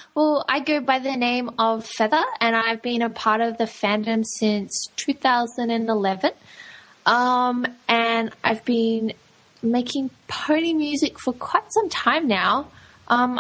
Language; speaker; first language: English; native; English